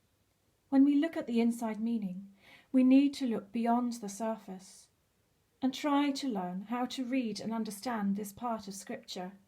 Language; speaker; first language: English; native; English